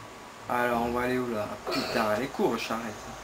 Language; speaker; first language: French; native; French